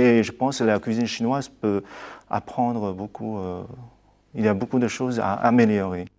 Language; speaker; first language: French; non-native, fluent; Chinese